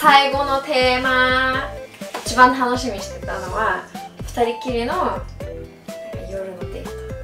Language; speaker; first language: Japanese; non-native, fluent; English